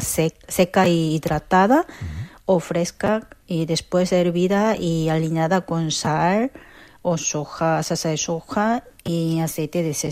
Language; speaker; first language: Spanish; non-native, fluent; Korean